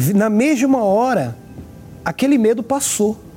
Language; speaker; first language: Portuguese; native; Portuguese